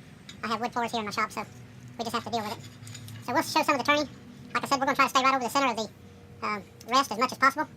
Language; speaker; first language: English; native; English